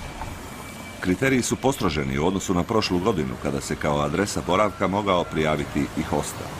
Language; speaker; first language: Croatian; native; Croatian